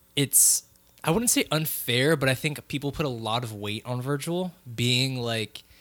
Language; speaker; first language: English; early bilingual, other home language; Filipino